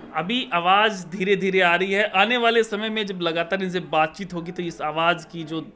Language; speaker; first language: Hindi; native; Hindi